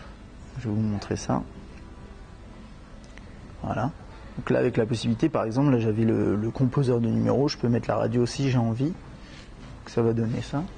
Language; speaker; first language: French; native; French